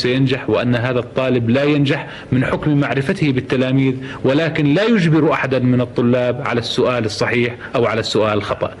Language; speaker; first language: Arabic; native; Arabic